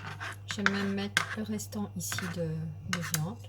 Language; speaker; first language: French; native; French